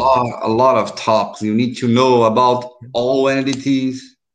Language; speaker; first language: English; non-native, learner; Portuguese